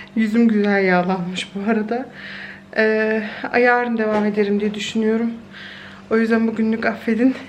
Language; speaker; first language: Turkish; early bilingual, heritage; Turkish